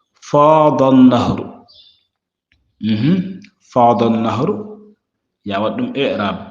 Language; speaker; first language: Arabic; non-native, fluent; Fula